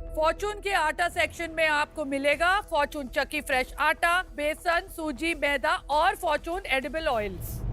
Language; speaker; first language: Hindi; native; Hindi